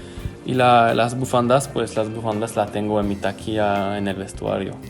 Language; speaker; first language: Spanish; non-native, fluent; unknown